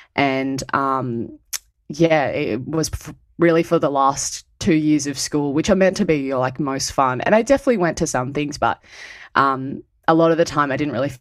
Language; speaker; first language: English; native; English